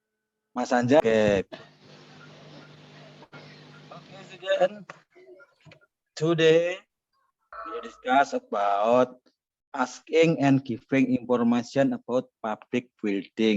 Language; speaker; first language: English; non-native, learner; Indonesian